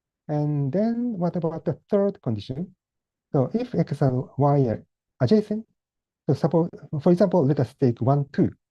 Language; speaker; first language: English; non-native, fluent; Japanese